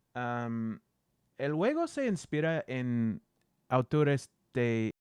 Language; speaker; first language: Spanish; non-native, learner; English